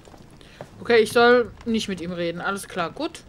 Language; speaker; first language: German; native; German